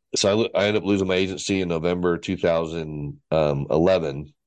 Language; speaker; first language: English; native; English